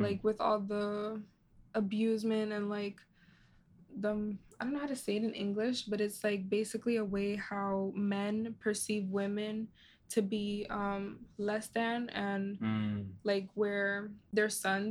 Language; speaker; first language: English; native; English